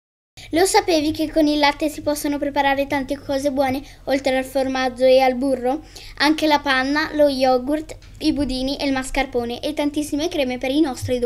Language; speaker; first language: Italian; native; Italian